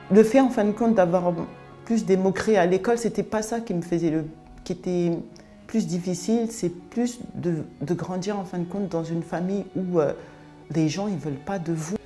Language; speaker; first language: French; early bilingual, other home language; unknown